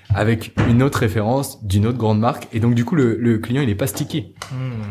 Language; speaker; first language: French; native; French